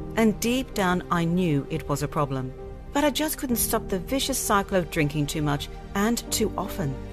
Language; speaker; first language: English; native; English